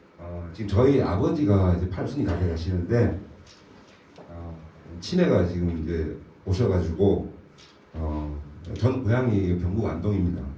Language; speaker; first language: Korean; native; Korean